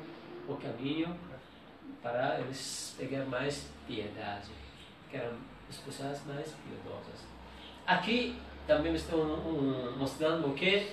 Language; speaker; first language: Portuguese; non-native, learner; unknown